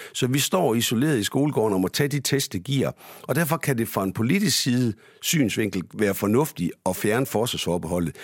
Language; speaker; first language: Danish; native; Danish